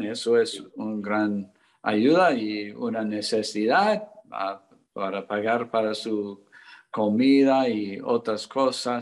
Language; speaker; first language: Spanish; non-native, learner; English